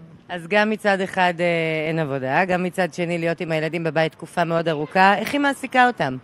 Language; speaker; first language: Hebrew; native; Hebrew